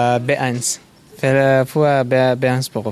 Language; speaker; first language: German; non-native, learner; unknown